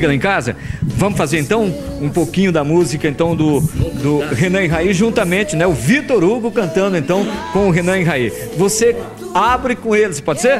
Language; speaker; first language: Portuguese; native; Portuguese